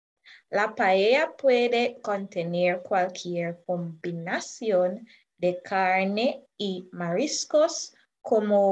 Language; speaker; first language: Spanish; non-native, fluent; English